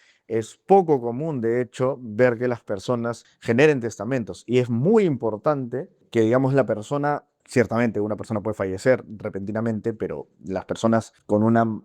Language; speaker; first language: Spanish; native; Spanish